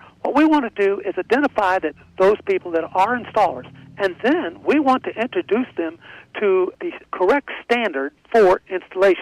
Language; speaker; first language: English; native; English